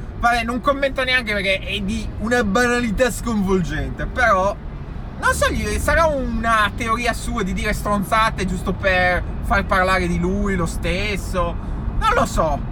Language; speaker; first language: Italian; native; Italian